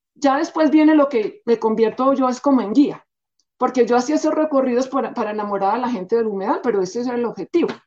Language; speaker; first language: Spanish; native; Spanish